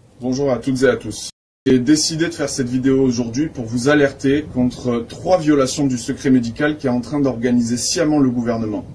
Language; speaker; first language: French; native; French